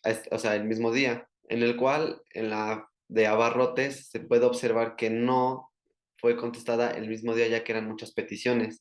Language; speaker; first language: Spanish; native; Spanish